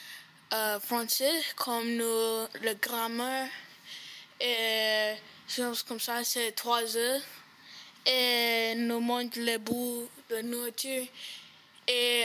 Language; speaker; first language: French; non-native, learner; English